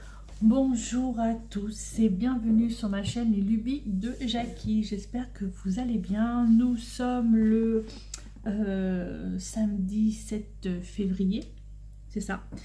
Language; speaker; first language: French; native; French